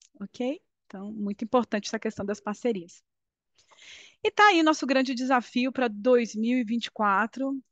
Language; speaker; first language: Portuguese; native; Portuguese